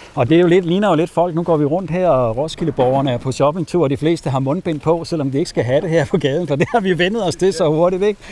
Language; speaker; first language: Danish; native; Danish